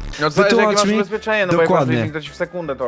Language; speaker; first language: Polish; native; Polish